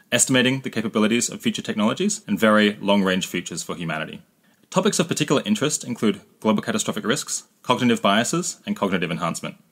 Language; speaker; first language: English; native; English